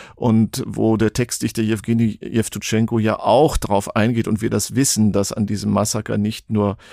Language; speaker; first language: German; non-native, fluent; Ukrainian